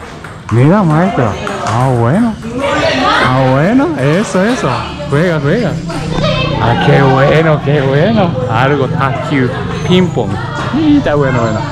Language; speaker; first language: Spanish; non-native, learner; Japanese